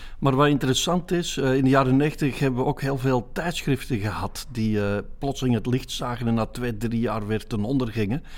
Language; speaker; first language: Dutch; native; Dutch